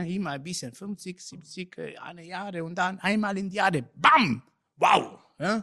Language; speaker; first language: German; non-native, learner; Italian